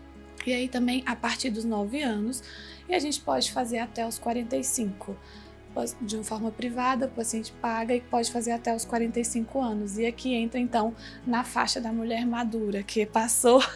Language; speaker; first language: Portuguese; native; Portuguese